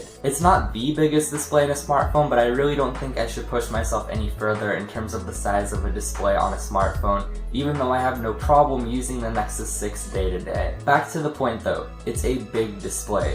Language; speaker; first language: English; native; English